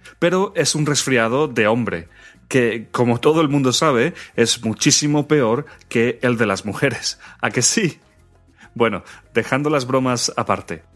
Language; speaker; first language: Spanish; native; Spanish